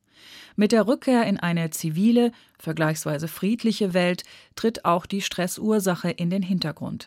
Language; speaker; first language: German; native; German